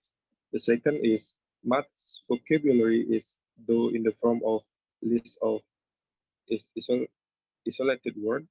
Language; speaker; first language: English; non-native, learner; Indonesian